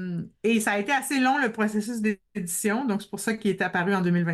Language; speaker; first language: French; native; French